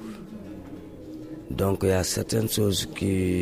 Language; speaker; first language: French; non-native, local second language; Mandingo